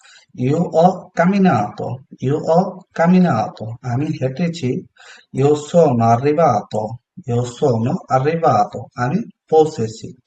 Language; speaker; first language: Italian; non-native, fluent; Bangla